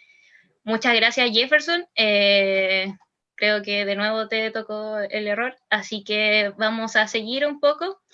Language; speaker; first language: Spanish; native; Spanish